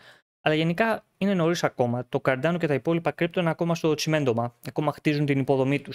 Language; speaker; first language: Greek; native; Greek